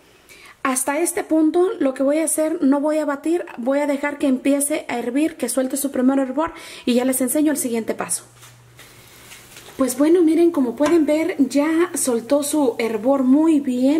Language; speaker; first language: Spanish; native; Spanish